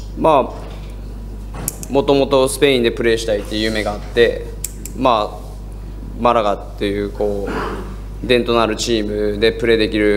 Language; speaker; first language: Japanese; native; Japanese